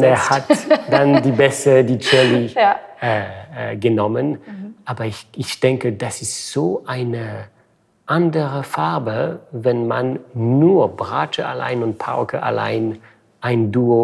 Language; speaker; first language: German; non-native, fluent; French